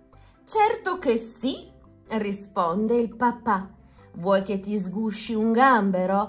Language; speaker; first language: Italian; native; Italian